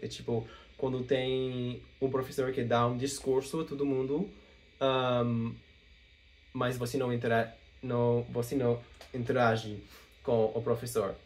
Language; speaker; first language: Portuguese; non-native, fluent; English